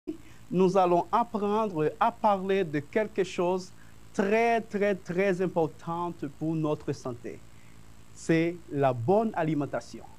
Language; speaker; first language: French; non-native, fluent; Spanish